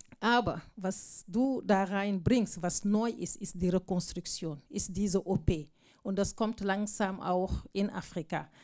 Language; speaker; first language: German; non-native, fluent; Fula